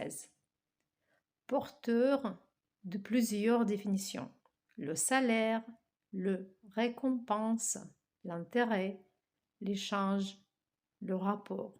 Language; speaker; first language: French; non-native, fluent; Russian